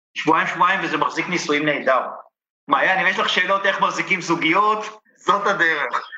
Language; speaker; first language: Hebrew; native; Hebrew